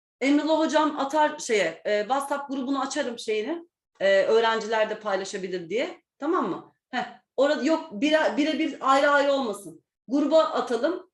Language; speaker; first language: Turkish; native; Turkish